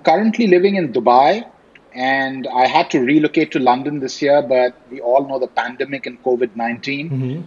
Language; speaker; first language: English; non-native, local second language; Hindi